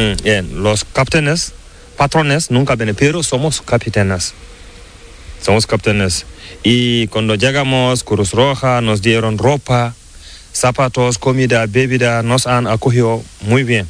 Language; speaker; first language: Spanish; non-native, learner; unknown